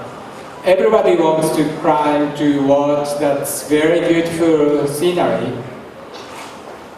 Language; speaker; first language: English; non-native, fluent; Japanese